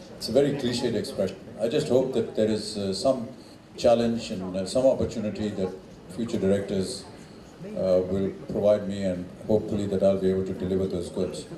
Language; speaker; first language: English; non-native, local second language; Hindi